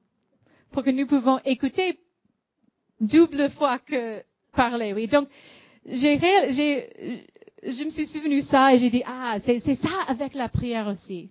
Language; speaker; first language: French; non-native, fluent; English